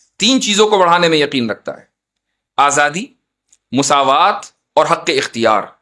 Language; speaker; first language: Urdu; native; Urdu